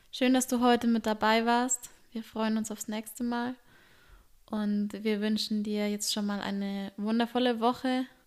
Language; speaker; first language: German; native; German